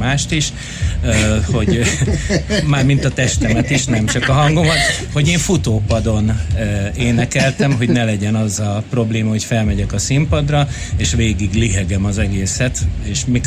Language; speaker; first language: Hungarian; native; Hungarian